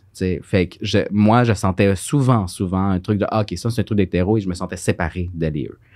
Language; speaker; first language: French; early bilingual, other home language; Spanish